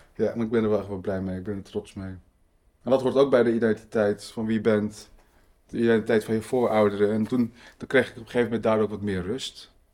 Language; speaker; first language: Dutch; early bilingual, other home language; Riffian